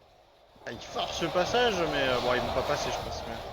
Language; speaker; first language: French; native; French